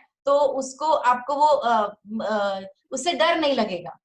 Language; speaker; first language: Hindi; native; Hindi